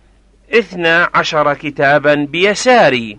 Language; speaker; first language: Arabic; non-native, fluent; Persian